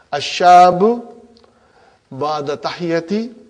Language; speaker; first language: Arabic; non-native, fluent; English